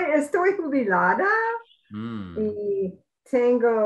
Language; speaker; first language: Spanish; non-native, learner; English